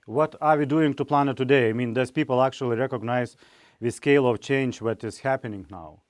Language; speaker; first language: English; non-native, fluent; Lithuanian